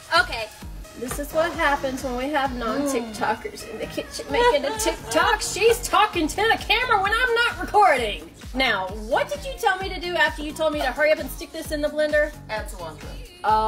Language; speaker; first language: English; native; English